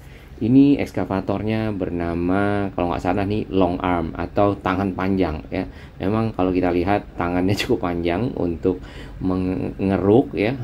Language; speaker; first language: Indonesian; native; Indonesian